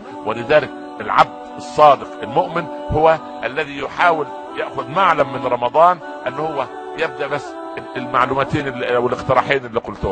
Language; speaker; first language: Arabic; native; Arabic